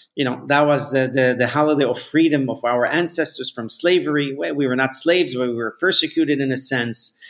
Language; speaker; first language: English; non-native, fluent; Arabic